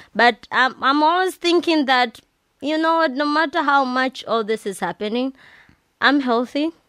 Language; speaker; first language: English; non-native, local second language; Swahili